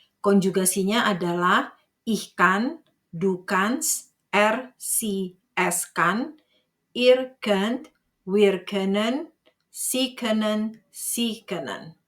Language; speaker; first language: German; non-native, fluent; Indonesian